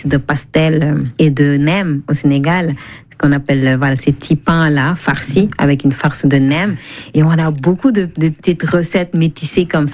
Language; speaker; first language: French; non-native, local second language; Wolof